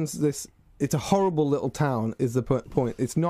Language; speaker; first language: English; native; English